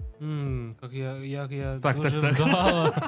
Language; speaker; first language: Ukrainian; non-native, local second language; Russian